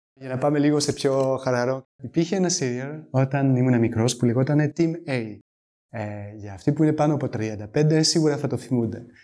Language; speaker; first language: Greek; non-native, fluent; French